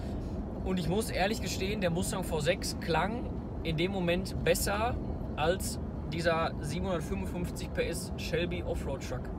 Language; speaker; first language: German; native; German